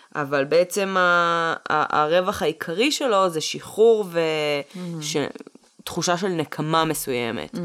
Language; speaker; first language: Hebrew; early bilingual, other home language; Russian